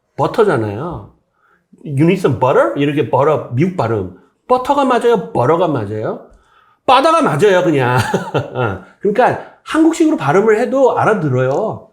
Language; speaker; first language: Korean; native; Korean